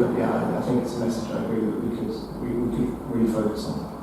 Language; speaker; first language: English; native; English